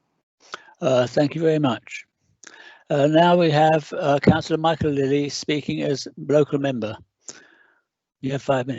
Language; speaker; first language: English; native; English